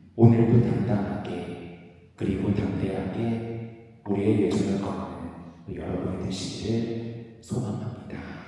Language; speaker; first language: Korean; native; Korean